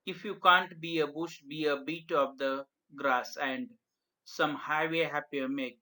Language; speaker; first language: English; non-native, local second language; Marathi